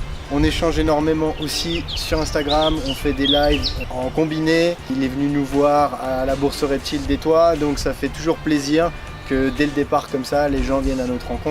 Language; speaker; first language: French; native; French